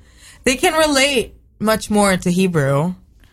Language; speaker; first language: English; non-native, fluent; Hebrew